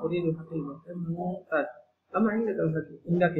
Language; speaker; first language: Arabic; non-native, fluent; Indonesian